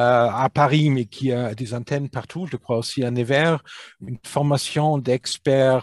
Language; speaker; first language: French; non-native, fluent; German